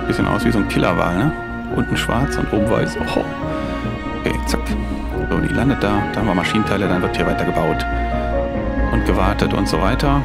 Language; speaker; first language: German; native; German